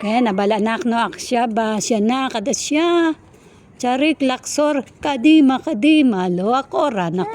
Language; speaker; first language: Hebrew; non-native, learner; Filipino